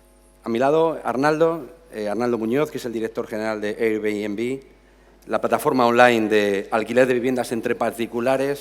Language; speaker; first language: Spanish; native; Spanish